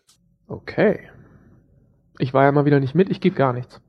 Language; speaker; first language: German; native; German